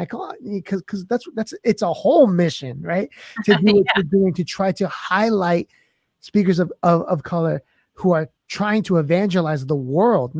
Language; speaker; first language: English; native; English